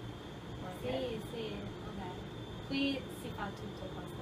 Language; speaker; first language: Italian; non-native, learner; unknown